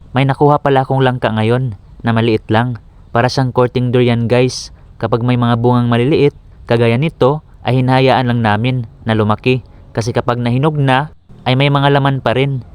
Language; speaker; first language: Filipino; non-native, local second language; Cebuano